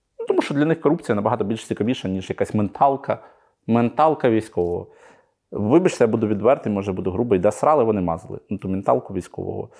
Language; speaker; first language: Ukrainian; native; Ukrainian